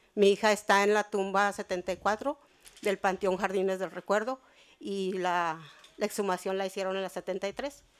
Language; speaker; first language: Spanish; native; Spanish